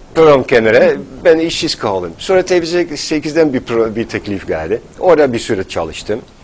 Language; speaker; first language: Turkish; non-native, fluent; Dutch